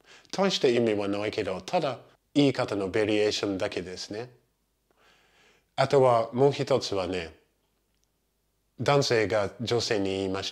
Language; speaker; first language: Japanese; non-native, fluent; English